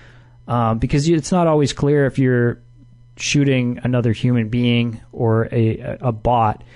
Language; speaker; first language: English; native; English